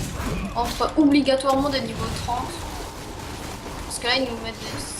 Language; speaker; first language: French; native; French